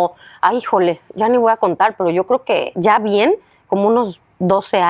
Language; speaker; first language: Spanish; native; Spanish